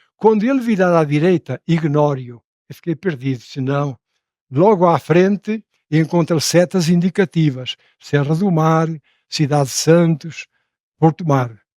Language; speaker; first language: Portuguese; native; Portuguese